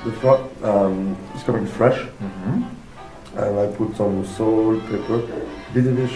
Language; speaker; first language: English; non-native, learner; French